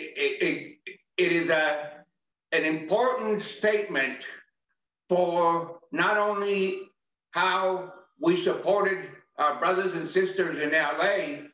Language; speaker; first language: English; native; English